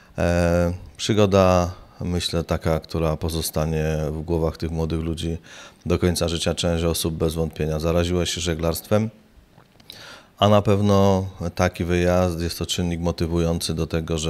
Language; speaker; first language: Polish; native; Polish